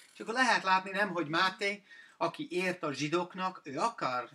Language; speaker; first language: Hungarian; non-native, fluent; English